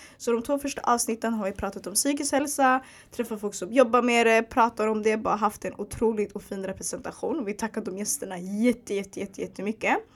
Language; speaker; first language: Swedish; early bilingual, other home language; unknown